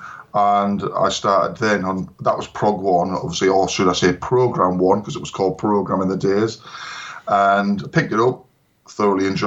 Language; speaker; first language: English; native; English